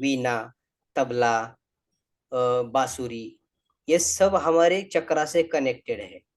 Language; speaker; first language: Hindi; non-native, local second language; Marathi